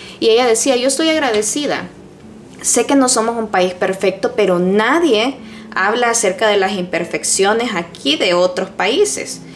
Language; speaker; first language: Spanish; native; Spanish